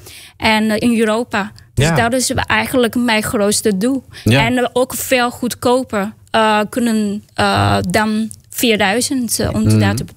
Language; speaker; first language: Dutch; non-native, learner; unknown